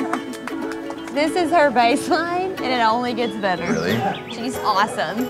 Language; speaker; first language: English; native; English